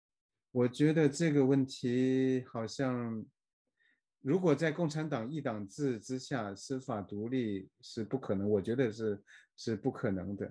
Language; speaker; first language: Chinese; native; Chinese